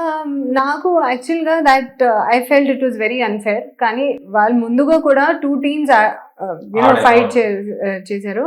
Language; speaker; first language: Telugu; non-native, learner; Hindi